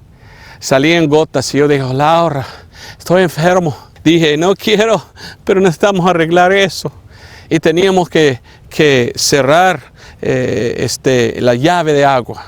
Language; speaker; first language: Spanish; non-native, fluent; English